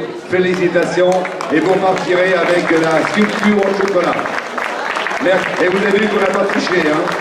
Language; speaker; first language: French; native; French